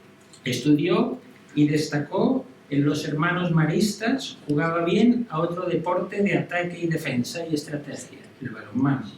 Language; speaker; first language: Spanish; native; Spanish